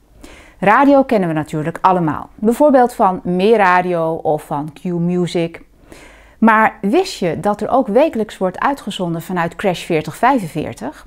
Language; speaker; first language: Dutch; native; Dutch